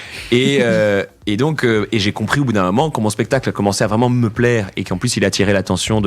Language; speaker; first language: French; native; French